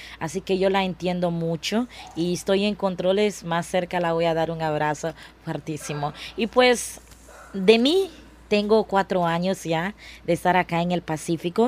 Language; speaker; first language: Spanish; non-native, local second language; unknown